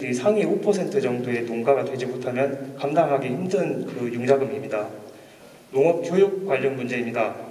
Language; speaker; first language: Korean; native; Korean